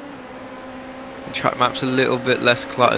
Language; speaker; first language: English; native; English